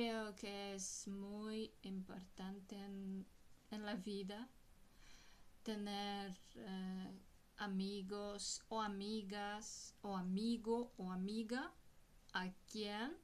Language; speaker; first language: Spanish; non-native, learner; Russian